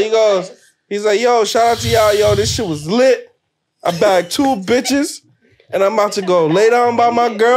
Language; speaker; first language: English; native; English